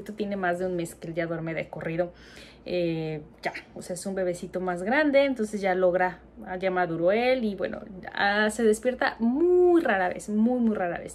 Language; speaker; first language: Spanish; native; Spanish